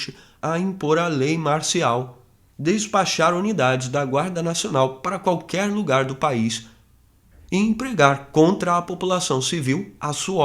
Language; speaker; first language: Portuguese; native; Portuguese